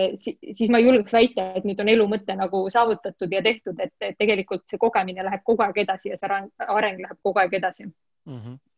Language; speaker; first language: Estonian; non-native, local second language; Russian